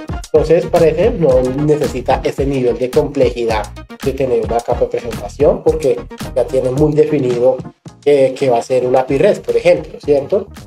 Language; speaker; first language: Spanish; native; Spanish